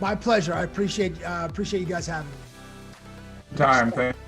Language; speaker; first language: English; native; English